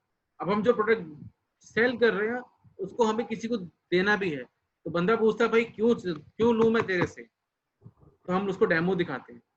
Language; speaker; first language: Hindi; native; Hindi